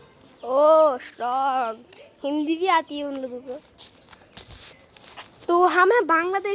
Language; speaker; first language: Hindi; non-native, learner; Bangla